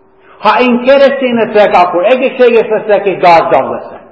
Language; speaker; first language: Hungarian; non-native, fluent; English